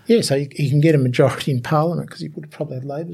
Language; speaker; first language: English; native; English